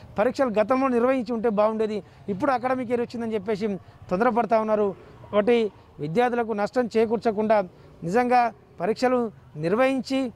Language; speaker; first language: Telugu; native; Telugu